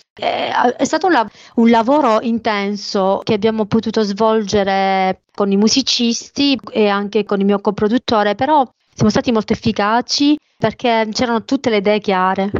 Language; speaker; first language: Italian; native; Italian